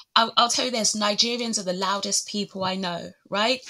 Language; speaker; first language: English; early bilingual, other home language; Yoruba